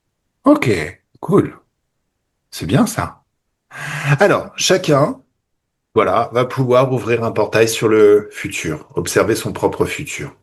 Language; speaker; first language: French; native; French